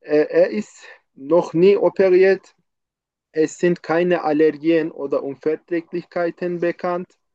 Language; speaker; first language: German; non-native, fluent; Turkish